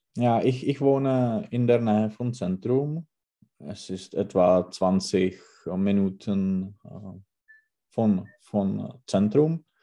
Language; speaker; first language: German; non-native, learner; Czech